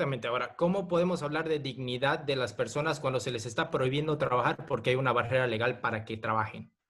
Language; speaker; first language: Spanish; native; Spanish